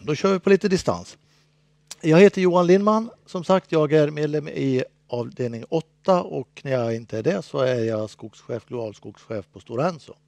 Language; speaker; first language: Swedish; native; Swedish